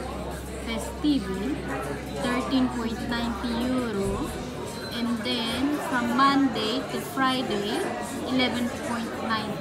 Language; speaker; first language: English; non-native, fluent; Filipino